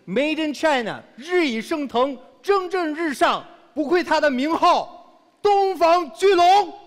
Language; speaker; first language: Chinese; non-native, fluent; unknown